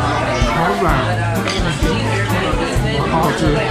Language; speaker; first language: Chinese; non-native, fluent; English